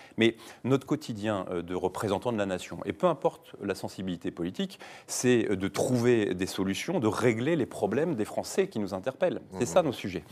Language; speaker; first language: French; native; French